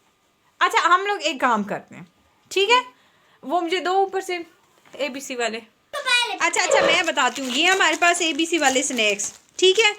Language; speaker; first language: Urdu; native; Urdu